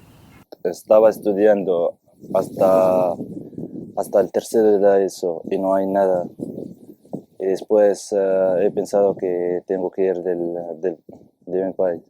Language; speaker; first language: Spanish; non-native, fluent; Arabic